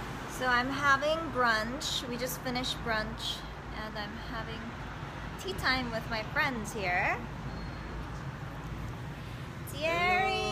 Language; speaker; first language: English; early bilingual, other home language; Korean